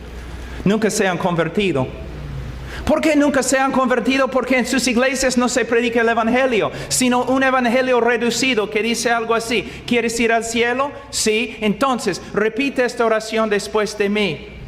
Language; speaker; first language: Spanish; non-native, fluent; English